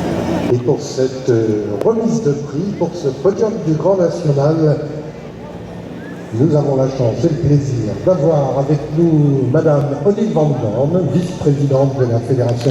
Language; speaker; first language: French; native; French